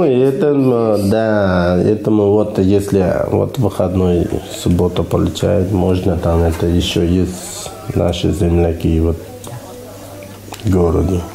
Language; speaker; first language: Russian; non-native, learner; Uzbek